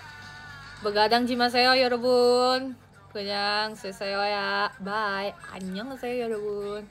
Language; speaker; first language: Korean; non-native, learner; Indonesian